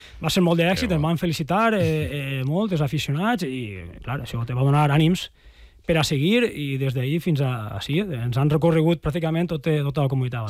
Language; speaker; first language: Catalan; native; Catalan